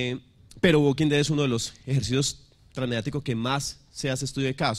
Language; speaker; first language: Spanish; native; Spanish